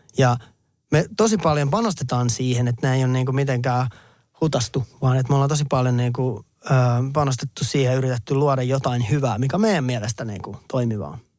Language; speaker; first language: Finnish; native; Finnish